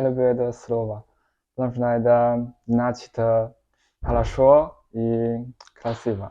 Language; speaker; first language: Russian; non-native, learner; Chinese